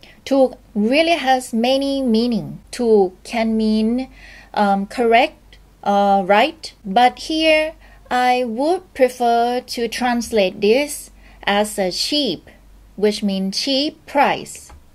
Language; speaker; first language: English; non-native, fluent; Thai